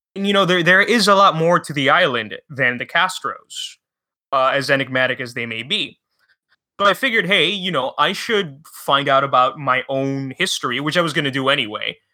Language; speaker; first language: English; early bilingual, other home language; Spanish